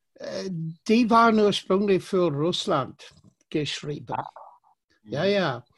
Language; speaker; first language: German; non-native, fluent; English